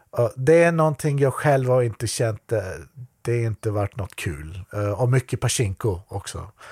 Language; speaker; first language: Swedish; native; Swedish